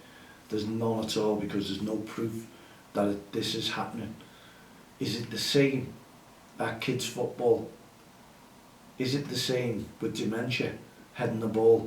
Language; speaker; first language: English; native; English